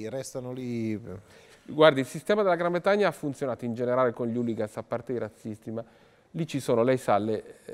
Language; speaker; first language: Italian; native; Italian